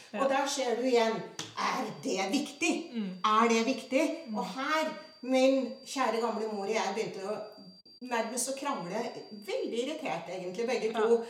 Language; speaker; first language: Norwegian; early bilingual, other home language; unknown